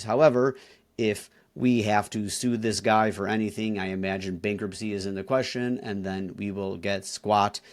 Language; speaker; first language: English; native; English